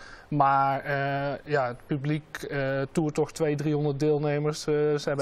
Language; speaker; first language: Dutch; native; Dutch